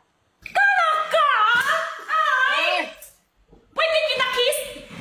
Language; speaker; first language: Filipino; non-native, learner; Chinese